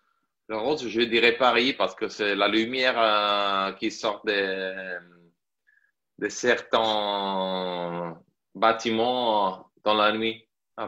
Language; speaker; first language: French; non-native, fluent; Italian